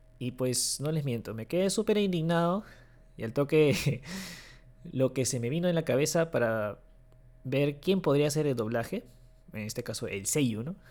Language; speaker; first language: Spanish; early bilingual, other home language; Japanese